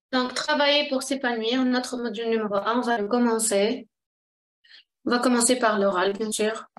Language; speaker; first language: French; non-native, local second language; Arabic